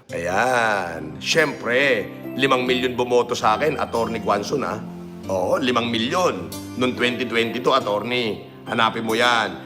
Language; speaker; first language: Filipino; native; Filipino